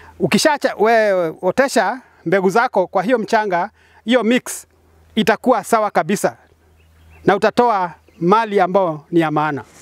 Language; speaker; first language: Swahili; non-native, local second language; Kikuyu